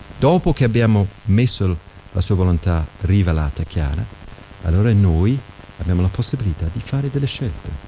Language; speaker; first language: Italian; non-native, fluent; English